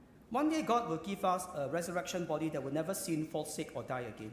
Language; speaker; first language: English; non-native, local second language; Chinese